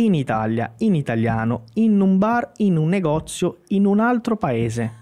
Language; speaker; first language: Italian; non-native, fluent; Portuguese